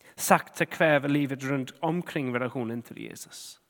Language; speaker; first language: Swedish; non-native, fluent; English